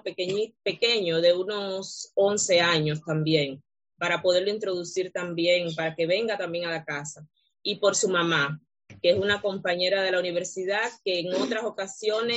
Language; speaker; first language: Spanish; native; Spanish